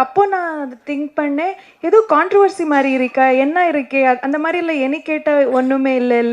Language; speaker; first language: Tamil; non-native, learner; Kannada